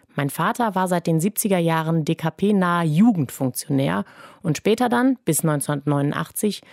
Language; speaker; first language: German; native; German